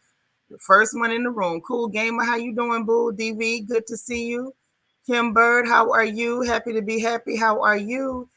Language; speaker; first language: English; native; English